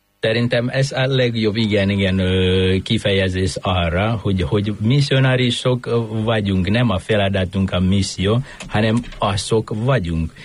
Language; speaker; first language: Hungarian; non-native, fluent; Indonesian